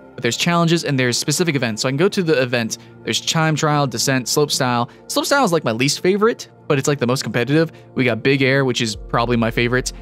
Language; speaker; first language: English; native; English